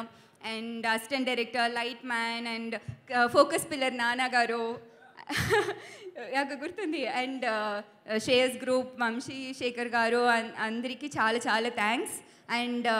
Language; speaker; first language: Telugu; non-native, learner; Tamil